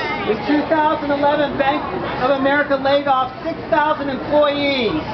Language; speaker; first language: English; native; English